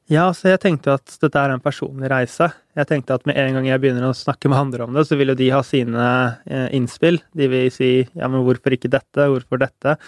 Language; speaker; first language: Norwegian; native; Norwegian